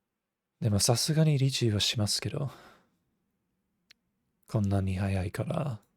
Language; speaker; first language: Japanese; non-native, fluent; English